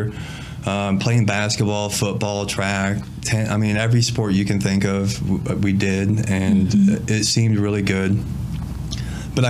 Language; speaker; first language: English; native; English